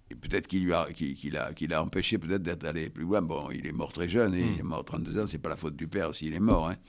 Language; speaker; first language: French; native; French